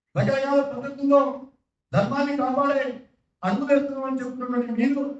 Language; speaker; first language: Telugu; non-native, local second language; Lambadi